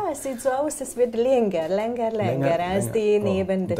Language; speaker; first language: German; non-native, learner; Hungarian